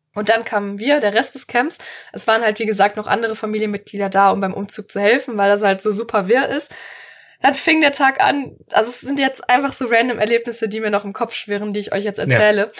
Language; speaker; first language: German; native; German